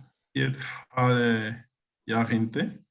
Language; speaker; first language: Swedish; non-native, learner; Spanish